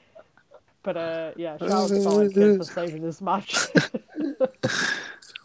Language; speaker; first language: English; native; English